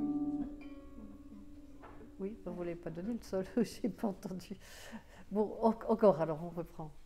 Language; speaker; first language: French; native; French